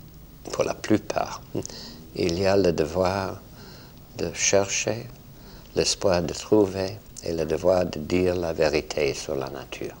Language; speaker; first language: French; non-native, fluent; English